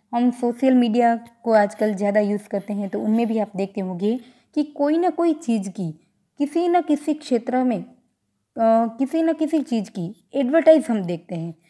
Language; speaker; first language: Hindi; non-native, local second language; Gujarati